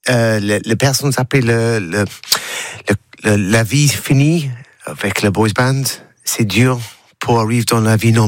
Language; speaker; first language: French; non-native, learner; English